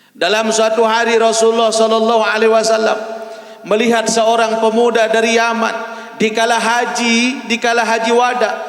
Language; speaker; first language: Malay; non-native, local second language; Sasak